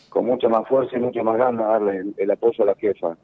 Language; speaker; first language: Spanish; native; Spanish